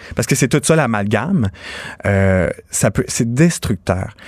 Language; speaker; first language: French; native; French